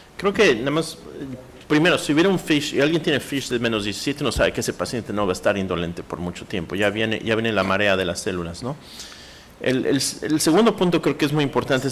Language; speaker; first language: Spanish; native; Spanish